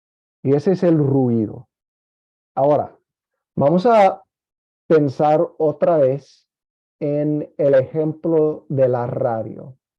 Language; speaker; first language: Spanish; non-native, fluent; English